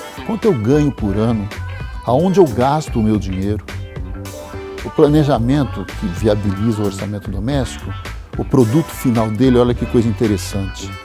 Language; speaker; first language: Portuguese; native; Portuguese